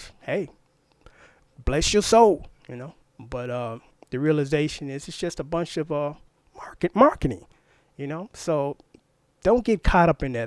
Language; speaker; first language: English; native; English